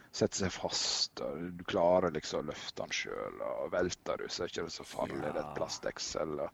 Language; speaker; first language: Norwegian; native; Norwegian